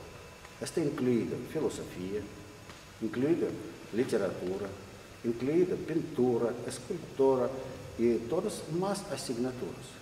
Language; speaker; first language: Spanish; non-native, learner; Russian